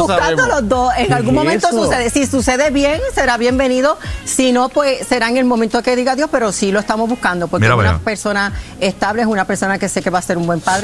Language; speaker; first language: Spanish; native; Spanish